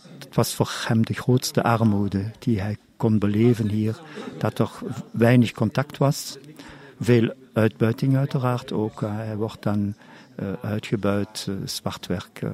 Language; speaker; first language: Dutch; non-native, local second language; German